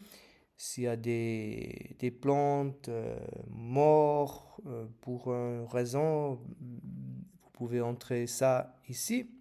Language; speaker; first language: French; non-native, learner; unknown